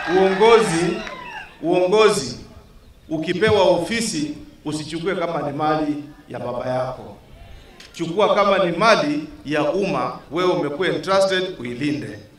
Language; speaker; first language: Swahili; non-native, local second language; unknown